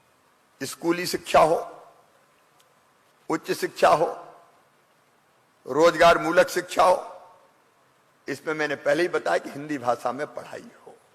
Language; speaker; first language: Hindi; native; Hindi